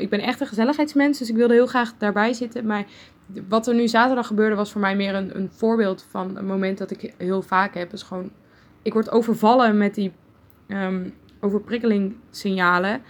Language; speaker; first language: Dutch; native; Dutch